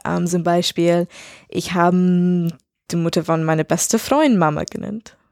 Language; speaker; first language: German; non-native, learner; English